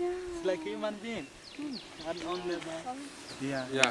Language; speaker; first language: English; non-native, local second language; Kinyarwanda